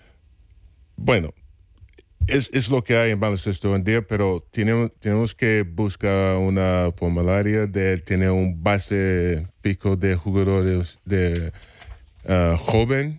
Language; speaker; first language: Spanish; non-native, fluent; English